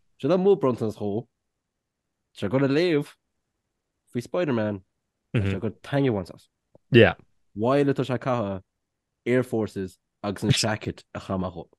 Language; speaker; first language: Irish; native; Irish